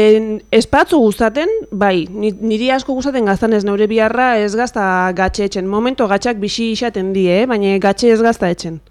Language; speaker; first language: Basque; native; Basque